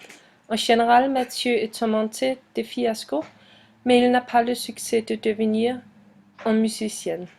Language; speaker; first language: French; non-native, learner; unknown